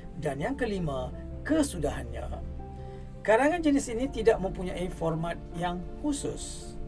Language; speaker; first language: Malay; non-native, local second language; Tamil